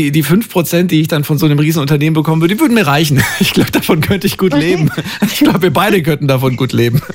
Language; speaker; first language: German; native; German